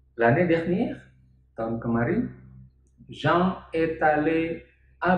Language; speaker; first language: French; non-native, fluent; Indonesian